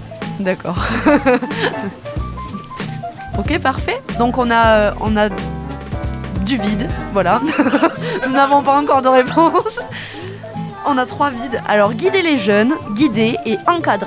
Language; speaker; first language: French; native; French